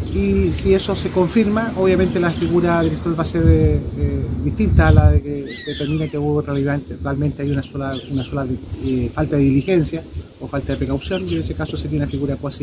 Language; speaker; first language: Spanish; native; Spanish